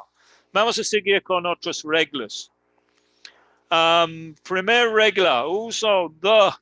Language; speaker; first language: Spanish; non-native, fluent; English